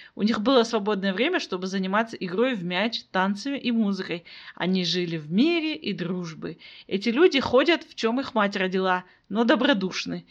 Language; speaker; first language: Russian; native; Russian